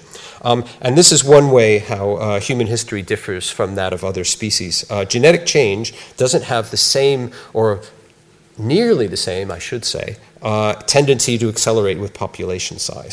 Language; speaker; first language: English; native; English